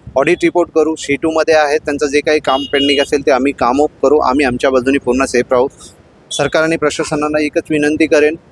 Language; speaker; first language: Marathi; native; Marathi